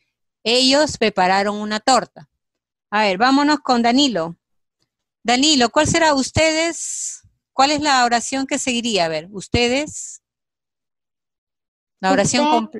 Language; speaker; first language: Spanish; native; Spanish